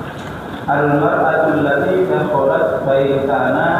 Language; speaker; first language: Arabic; non-native, learner; Indonesian